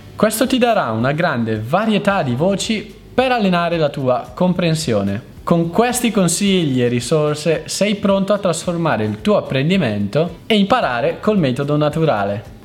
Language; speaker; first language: Italian; native; Italian